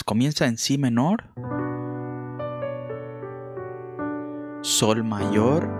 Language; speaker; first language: Spanish; native; Spanish